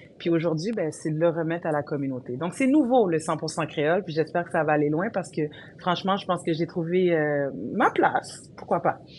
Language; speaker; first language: French; early bilingual, other home language; Haitian Creole